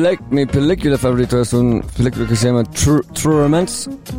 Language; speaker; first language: Spanish; non-native, learner; English